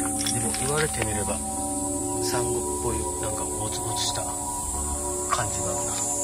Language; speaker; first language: Japanese; native; Japanese